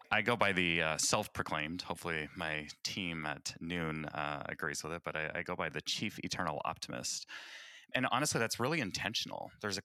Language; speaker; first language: English; native; English